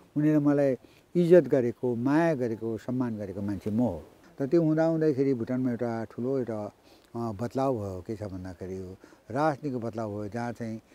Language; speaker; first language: Nepali; native; Nepali